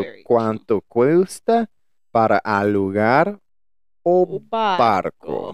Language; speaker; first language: Portuguese; non-native, learner; English